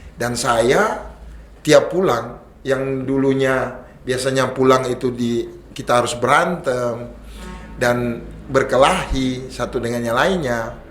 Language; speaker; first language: Indonesian; native; Indonesian